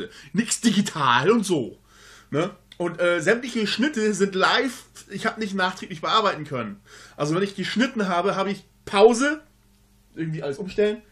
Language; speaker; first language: German; native; German